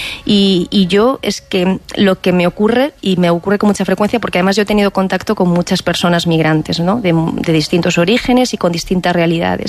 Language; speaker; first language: Spanish; native; Spanish